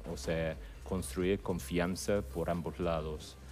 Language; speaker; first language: Spanish; non-native, fluent; English